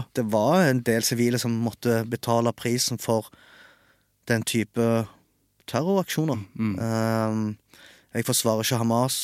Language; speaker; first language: Norwegian; early bilingual, other home language; Arabic